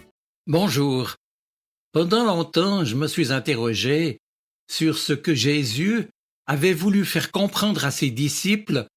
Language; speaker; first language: French; native; French